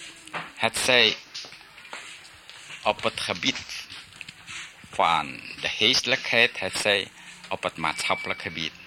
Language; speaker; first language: Dutch; early bilingual, heritage; Dutch